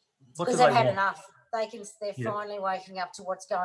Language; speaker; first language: English; native; English